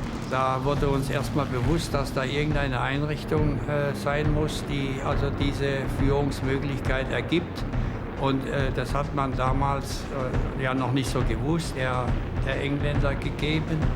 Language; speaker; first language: German; native; German